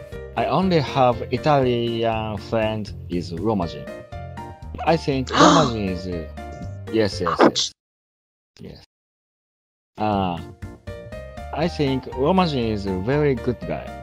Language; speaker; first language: English; non-native, learner; Japanese